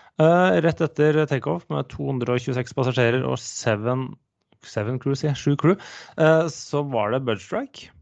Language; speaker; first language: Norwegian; native; Norwegian